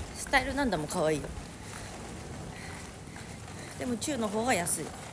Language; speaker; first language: Japanese; native; Japanese